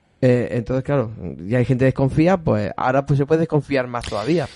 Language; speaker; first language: Spanish; native; Spanish